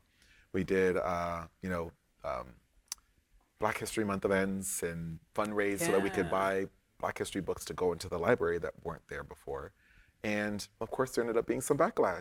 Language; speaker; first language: English; native; English